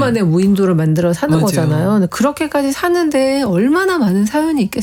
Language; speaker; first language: Korean; native; Korean